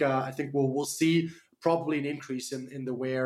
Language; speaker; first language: English; non-native, fluent; German